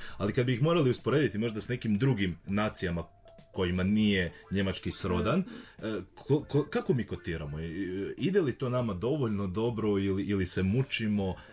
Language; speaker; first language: Croatian; native; Croatian